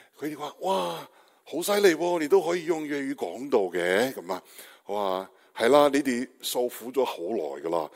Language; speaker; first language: Cantonese; non-native, learner; Chinese